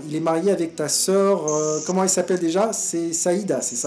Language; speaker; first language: French; native; French